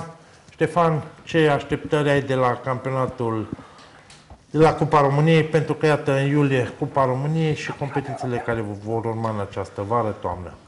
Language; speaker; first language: Romanian; native; Romanian